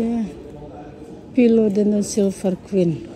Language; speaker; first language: Dutch; non-native, learner; Indonesian